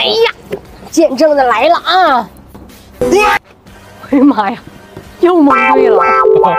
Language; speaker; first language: Chinese; native; Chinese